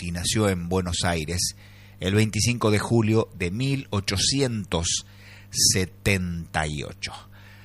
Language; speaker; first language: Spanish; native; Spanish